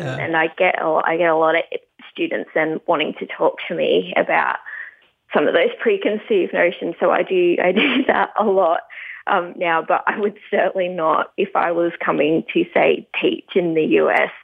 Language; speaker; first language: English; native; English